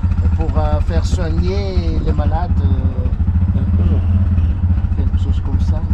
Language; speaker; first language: French; non-native, local second language; Malagasy